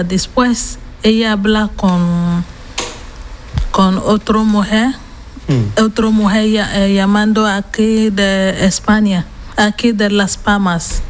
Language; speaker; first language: Spanish; non-native, learner; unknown